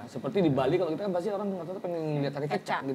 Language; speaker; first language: Indonesian; native; Indonesian